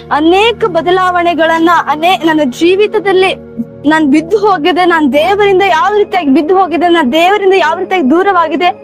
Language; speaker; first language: Kannada; native; Kannada